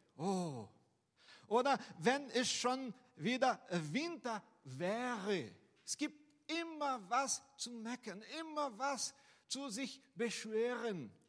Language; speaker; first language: German; non-native, fluent; Portuguese